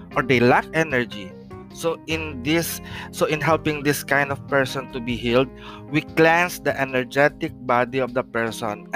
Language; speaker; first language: English; non-native, local second language; Filipino